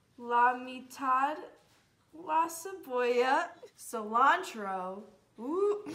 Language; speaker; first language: Spanish; non-native, learner; English